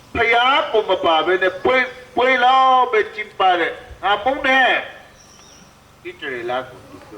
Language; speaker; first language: Burmese; non-native, local second language; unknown